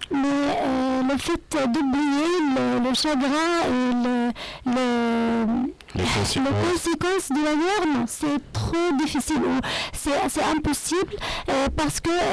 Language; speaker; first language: French; non-native, fluent; Arabic